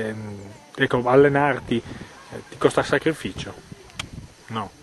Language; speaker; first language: Italian; native; Italian